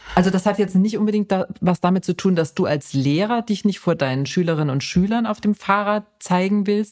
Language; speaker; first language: German; native; German